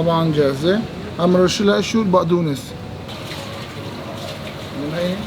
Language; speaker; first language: Arabic; native; Arabic